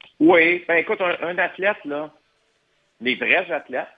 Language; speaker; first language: French; native; French